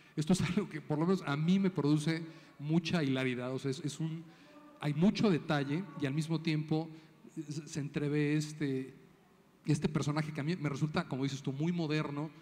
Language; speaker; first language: Spanish; native; Spanish